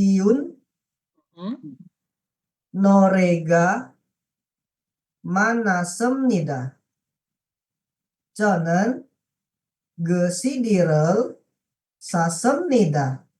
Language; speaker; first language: Korean; non-native, learner; Indonesian